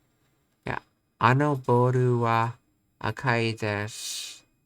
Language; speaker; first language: Japanese; non-native, learner; English